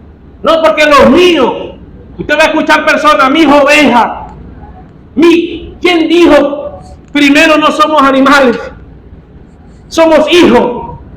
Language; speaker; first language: Spanish; native; Spanish